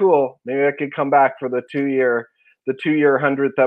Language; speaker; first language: English; native; English